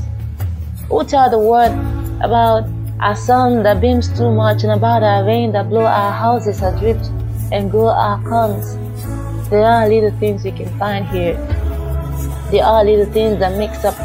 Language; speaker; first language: English; non-native, local second language; Hausa